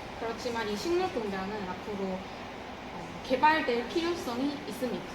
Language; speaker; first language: Korean; native; Korean